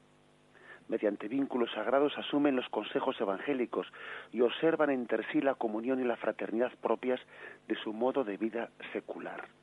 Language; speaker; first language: Spanish; native; Spanish